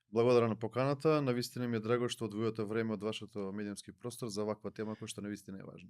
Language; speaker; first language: Macedonian; native; Macedonian